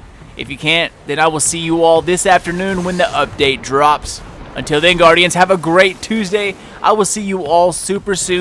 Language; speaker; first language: English; native; English